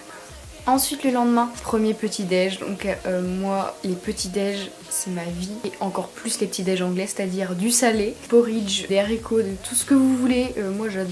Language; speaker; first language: French; native; French